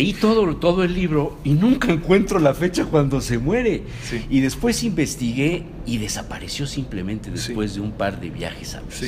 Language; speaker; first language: Spanish; native; Spanish